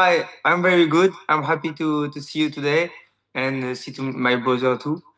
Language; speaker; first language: English; non-native, learner; French